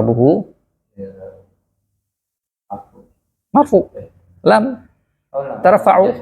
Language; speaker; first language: Arabic; non-native, fluent; Indonesian